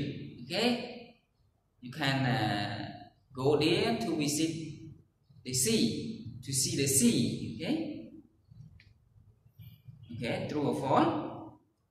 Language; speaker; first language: English; non-native, learner; Khmer